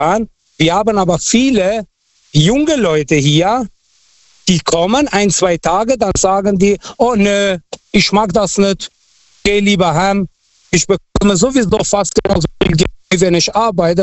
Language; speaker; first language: German; non-native, local second language; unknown